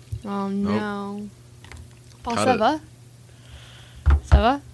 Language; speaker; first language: French; non-native, learner; English